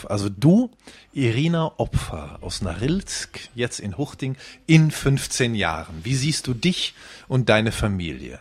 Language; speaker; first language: German; native; German